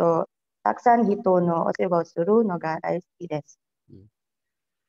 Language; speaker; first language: Japanese; non-native, learner; Filipino